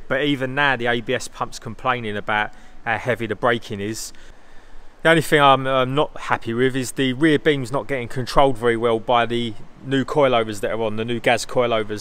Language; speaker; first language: English; native; English